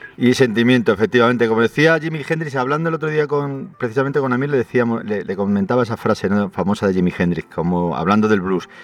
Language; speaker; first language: Spanish; native; Spanish